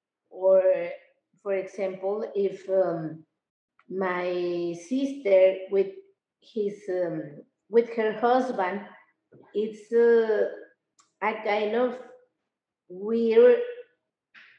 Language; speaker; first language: English; non-native, learner; Spanish